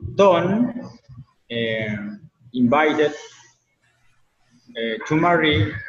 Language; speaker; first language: English; non-native, learner; Spanish